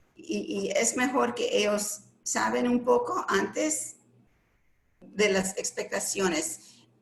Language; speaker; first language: Spanish; non-native, learner; English